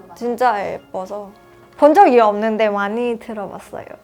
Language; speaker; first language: Korean; non-native, fluent; Thai